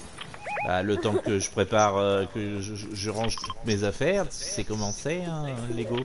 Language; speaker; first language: French; native; French